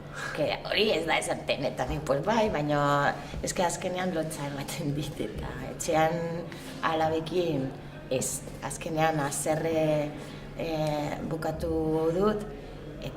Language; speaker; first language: Basque; non-native, learner; French